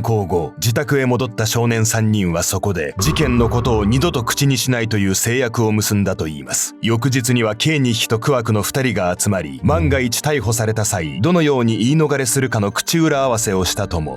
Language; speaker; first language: Japanese; native; Japanese